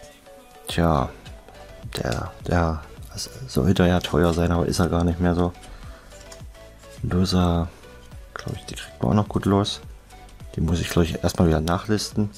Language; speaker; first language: German; native; German